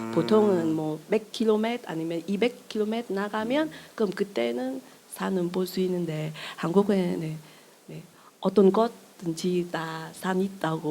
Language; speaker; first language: Korean; non-native, learner; Vietnamese